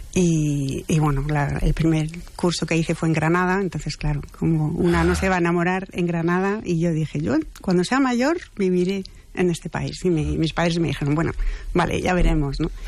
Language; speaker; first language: Spanish; non-native, fluent; French